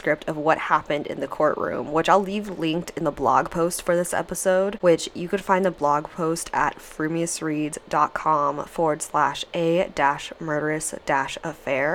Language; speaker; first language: English; native; English